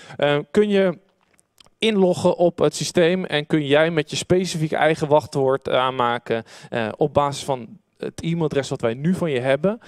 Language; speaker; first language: Dutch; native; Dutch